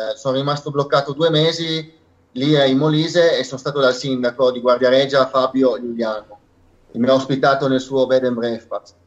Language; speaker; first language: Italian; native; Italian